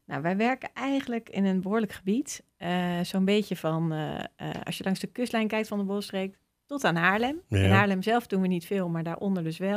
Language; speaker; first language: Dutch; native; Dutch